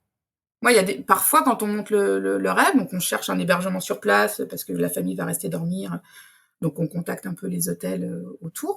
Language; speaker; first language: French; native; French